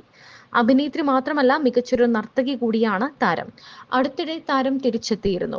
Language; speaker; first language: Malayalam; native; Malayalam